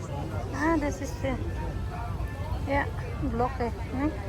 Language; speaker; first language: German; non-native, fluent; Filipino